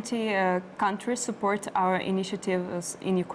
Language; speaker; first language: English; non-native, learner; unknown